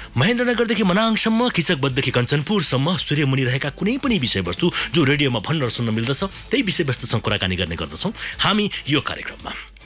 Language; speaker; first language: Nepali; native; Nepali